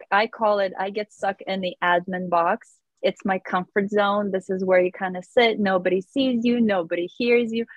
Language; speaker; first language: English; non-native, fluent; Russian